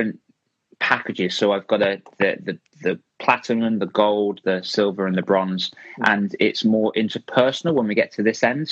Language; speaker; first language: English; native; English